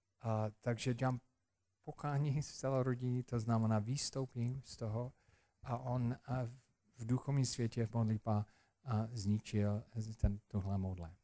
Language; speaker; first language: Czech; non-native, fluent; English